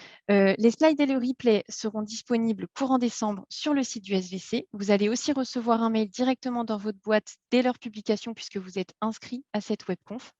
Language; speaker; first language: French; native; French